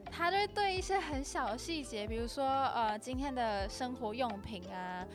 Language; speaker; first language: Chinese; native; Chinese